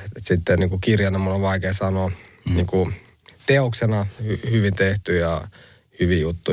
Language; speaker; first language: Finnish; early bilingual, other home language; Albanian